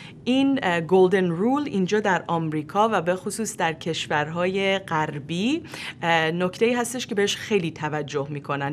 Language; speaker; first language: Persian; native; Persian